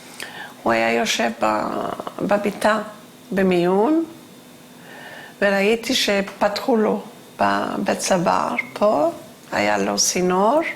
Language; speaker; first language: Hebrew; non-native, fluent; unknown